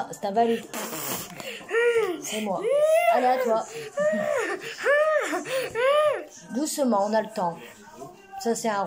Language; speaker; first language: French; native; French